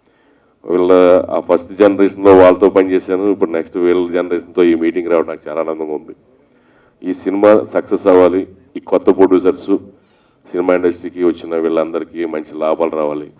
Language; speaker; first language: Telugu; native; Telugu